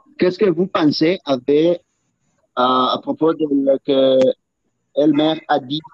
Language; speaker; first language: French; non-native, learner; Spanish